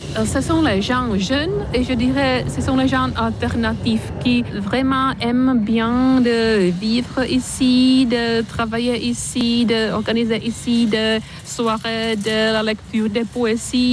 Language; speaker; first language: French; non-native, fluent; Czech